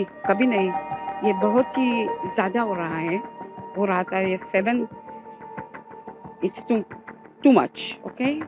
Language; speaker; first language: Hindi; early bilingual, heritage; Hindi